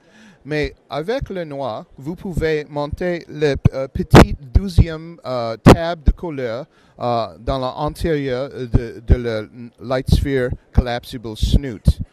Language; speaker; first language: French; non-native, learner; English